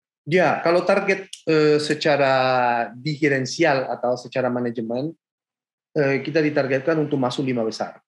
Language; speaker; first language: Indonesian; non-native, fluent; Spanish